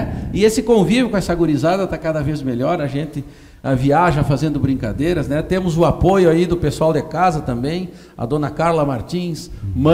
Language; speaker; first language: Portuguese; native; Portuguese